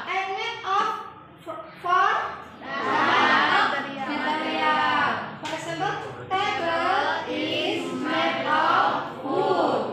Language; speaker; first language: English; non-native, learner; Indonesian